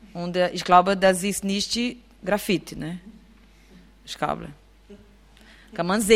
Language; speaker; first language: German; non-native, fluent; Portuguese